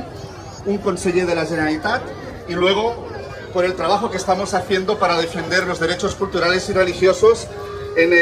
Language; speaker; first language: Spanish; native; Spanish